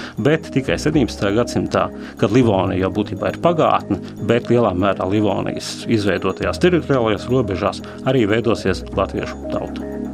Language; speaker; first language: Latvian; native; Latvian